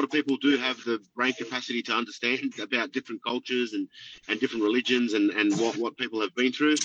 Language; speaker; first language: English; native; English